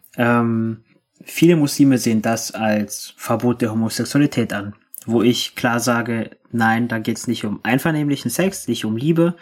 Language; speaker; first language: German; native; German